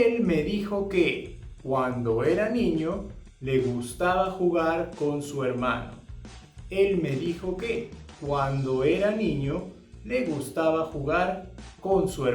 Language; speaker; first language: Spanish; non-native, fluent; English